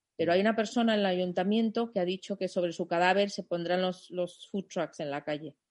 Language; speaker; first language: Spanish; non-native, fluent; German